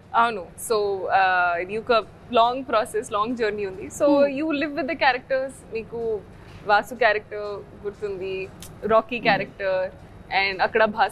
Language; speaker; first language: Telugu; non-native, learner; Hindi